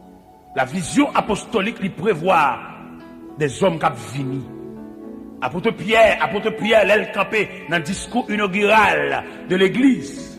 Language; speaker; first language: French; non-native, local second language; Haitian Creole